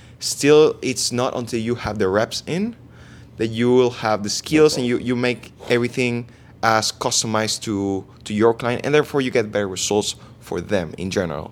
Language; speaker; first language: English; non-native, fluent; Spanish